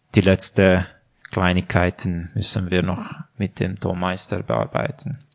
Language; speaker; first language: German; non-native, fluent; Hungarian